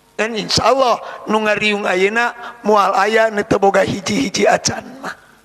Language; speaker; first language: Sundanese; native; Sundanese